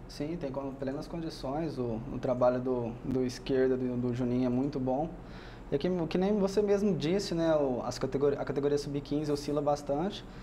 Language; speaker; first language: Portuguese; native; Portuguese